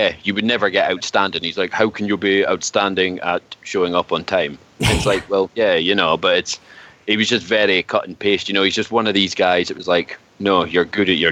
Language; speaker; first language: English; native; English